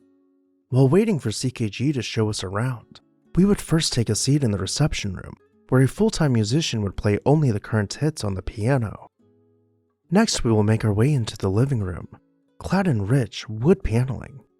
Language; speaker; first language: English; native; English